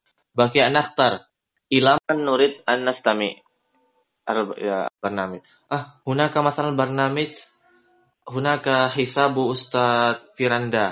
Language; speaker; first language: Arabic; non-native, learner; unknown